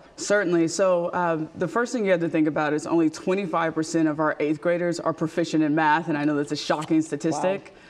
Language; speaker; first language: English; native; English